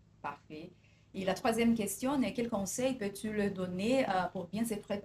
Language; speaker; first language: French; non-native, fluent; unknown